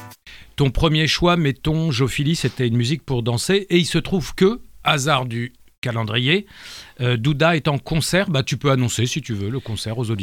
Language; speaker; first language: French; native; French